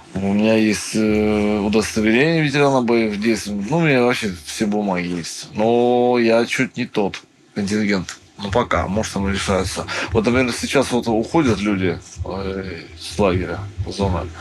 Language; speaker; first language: Russian; native; Russian